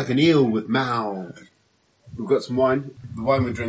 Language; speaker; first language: English; native; English